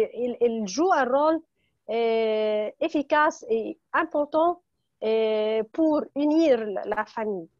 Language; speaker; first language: French; non-native, fluent; Arabic